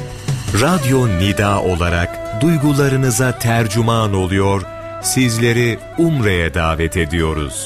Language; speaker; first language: Turkish; native; Turkish